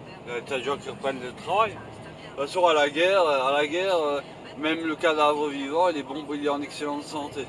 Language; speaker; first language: French; native; French